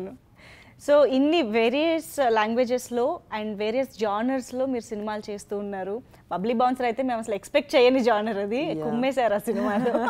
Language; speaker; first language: Telugu; native; Telugu